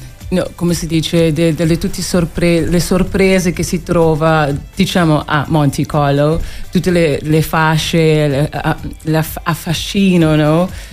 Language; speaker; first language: Italian; non-native, fluent; English